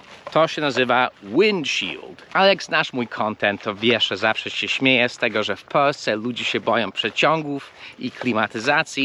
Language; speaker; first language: Polish; early bilingual, heritage; English